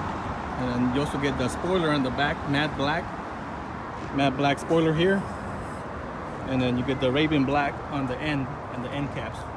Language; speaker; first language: English; native; English